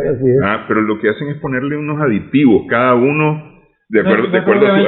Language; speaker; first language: Spanish; native; Spanish